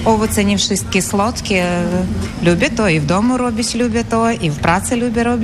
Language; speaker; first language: Polish; non-native, learner; Ukrainian